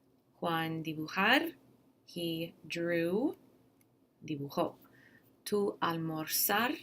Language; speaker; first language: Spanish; non-native, fluent; English